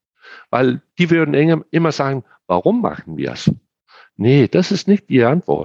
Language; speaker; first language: German; non-native, fluent; Danish